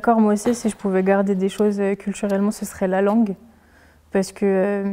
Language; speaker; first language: French; early bilingual, other home language; Arabic